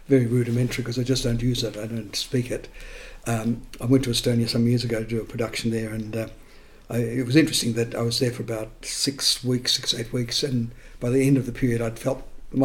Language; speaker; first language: English; non-native, local second language; Estonian